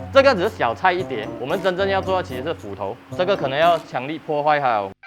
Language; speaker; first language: Chinese; native; Chinese